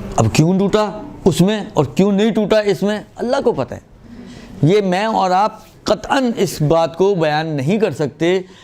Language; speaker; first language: Urdu; non-native, local second language; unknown